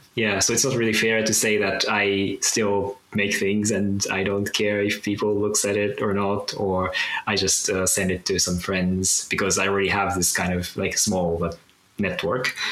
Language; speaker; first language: English; non-native, fluent; Japanese